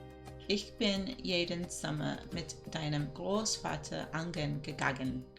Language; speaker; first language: German; non-native, learner; Spanish